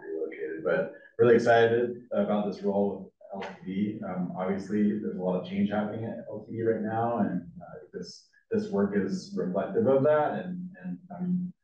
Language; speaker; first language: English; native; English